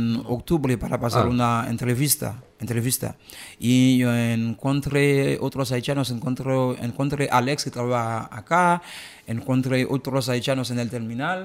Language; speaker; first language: Spanish; non-native, learner; Haitian Creole